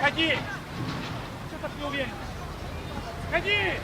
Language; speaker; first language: Russian; native; Russian